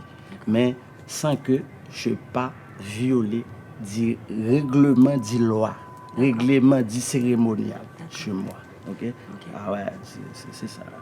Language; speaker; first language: French; non-native, learner; Haitian Creole